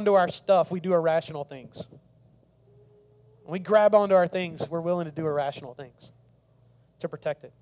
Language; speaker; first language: English; native; English